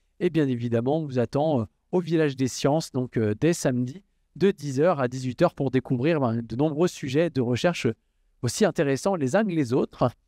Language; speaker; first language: French; native; French